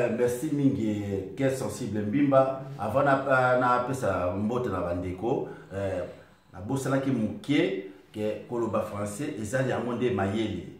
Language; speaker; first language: Lingala; non-native, local second language; Swahili